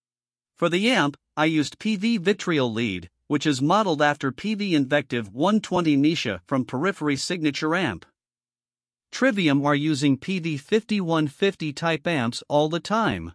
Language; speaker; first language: English; non-native, fluent; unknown